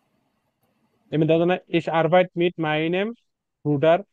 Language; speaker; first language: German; non-native, learner; Bangla